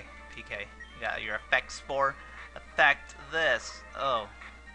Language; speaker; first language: English; native; English